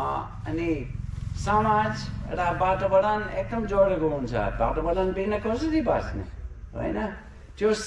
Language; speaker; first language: Nepali; non-native, fluent; English